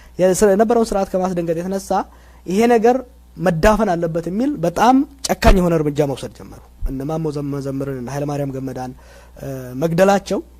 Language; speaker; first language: Amharic; non-native, local second language; Oromo